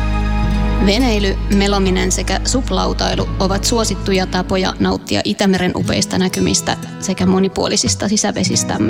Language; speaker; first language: Finnish; native; Finnish